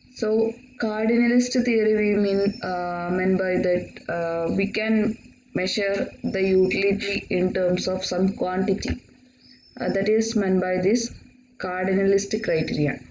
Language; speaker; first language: English; non-native, local second language; Malayalam